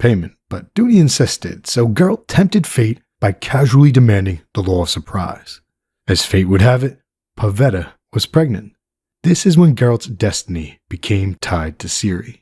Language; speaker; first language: English; native; English